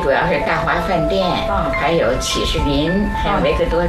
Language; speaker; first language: Chinese; native; Chinese